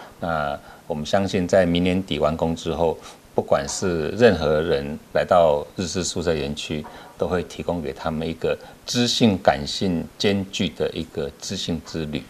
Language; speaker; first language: Chinese; native; Chinese